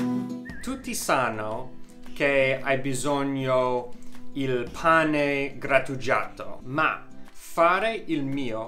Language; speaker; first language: Italian; non-native, learner; English